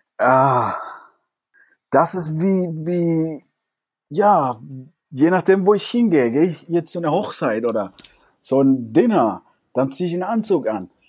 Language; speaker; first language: German; non-native, fluent; Spanish